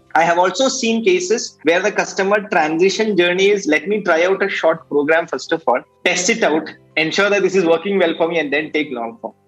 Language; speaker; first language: English; non-native, local second language; Malayalam